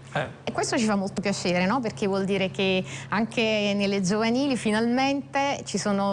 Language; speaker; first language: Italian; native; Italian